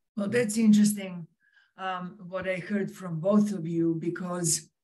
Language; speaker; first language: English; non-native, fluent; Serbian